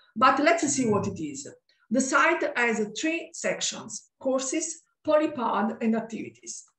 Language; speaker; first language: English; non-native, learner; Italian